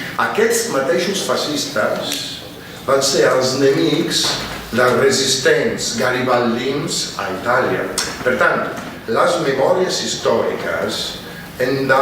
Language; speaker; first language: Catalan; non-native, fluent; Italian